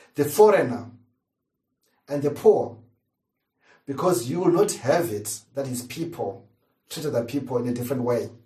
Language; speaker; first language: English; non-native, local second language; Shona